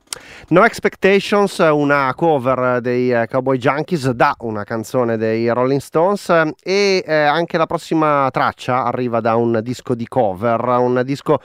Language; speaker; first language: Italian; native; Italian